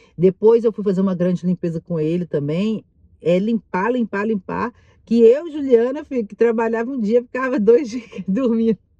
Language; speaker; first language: Portuguese; native; Portuguese